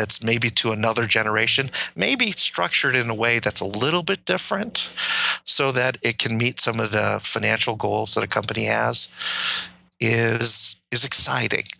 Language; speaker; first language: English; native; English